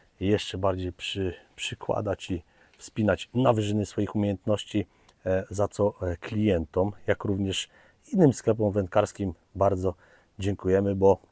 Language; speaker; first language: Polish; native; Polish